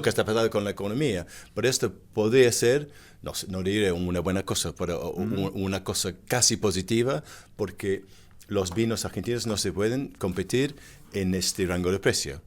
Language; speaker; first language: Spanish; non-native, fluent; English